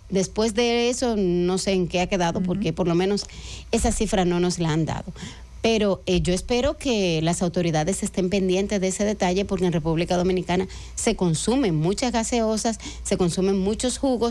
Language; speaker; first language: Spanish; native; Spanish